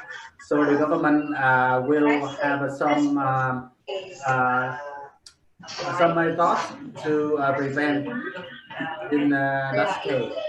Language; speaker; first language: English; non-native, learner; Vietnamese